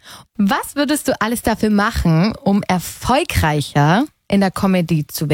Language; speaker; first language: German; native; German